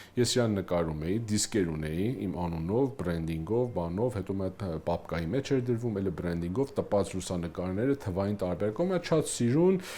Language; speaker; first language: Armenian; early bilingual, heritage; Armenian